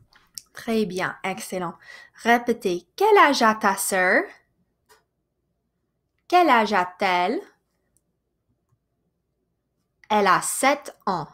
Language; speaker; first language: French; non-native, fluent; English